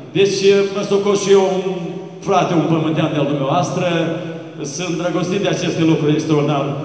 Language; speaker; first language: Romanian; native; Romanian